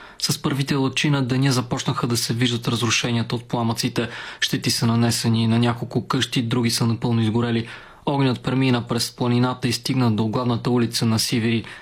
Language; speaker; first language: Bulgarian; native; Bulgarian